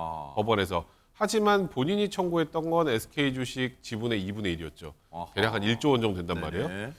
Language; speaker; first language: Korean; native; Korean